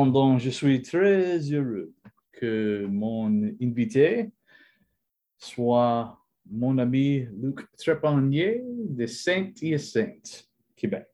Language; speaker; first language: French; non-native, learner; English